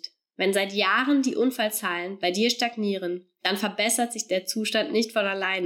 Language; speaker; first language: German; native; German